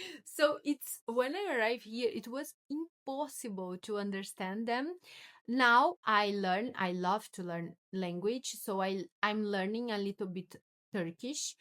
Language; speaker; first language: English; non-native, learner; Portuguese